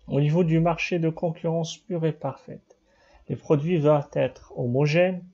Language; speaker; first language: French; non-native, local second language; Arabic